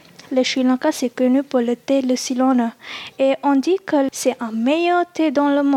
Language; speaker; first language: French; non-native, learner; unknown